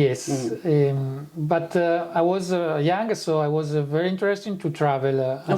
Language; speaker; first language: English; non-native, fluent; Italian